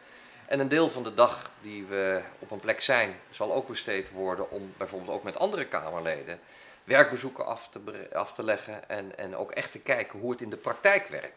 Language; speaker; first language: Dutch; native; Dutch